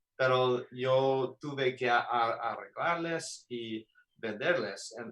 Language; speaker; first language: Spanish; non-native, learner; English